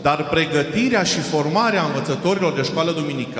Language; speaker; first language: Romanian; non-native, fluent; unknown